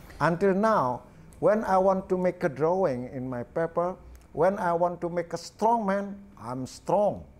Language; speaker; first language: English; non-native, learner; Balinese